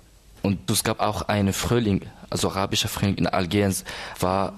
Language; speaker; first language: German; non-native, learner; Arabic